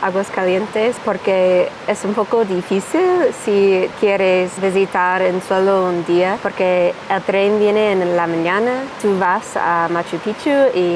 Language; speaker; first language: Spanish; non-native, fluent; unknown